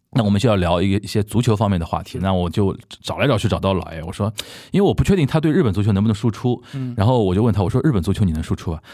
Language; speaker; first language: Chinese; native; Chinese